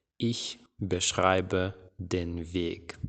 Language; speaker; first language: German; non-native, fluent; Ukrainian